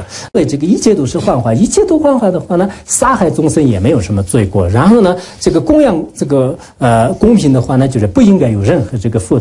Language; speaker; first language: Chinese; non-native, local second language; Tibetan